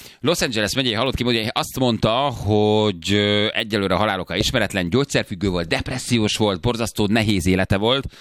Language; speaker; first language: Hungarian; native; Hungarian